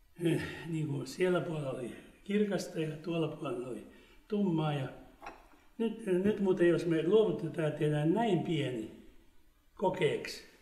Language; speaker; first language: Finnish; non-native, local second language; Swedish